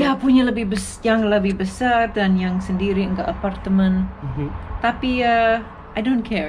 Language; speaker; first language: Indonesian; non-native, learner; English